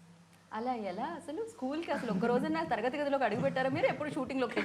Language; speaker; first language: Telugu; native; Telugu